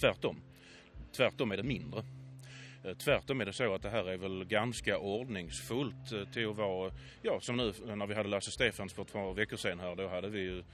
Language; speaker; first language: Swedish; native; Swedish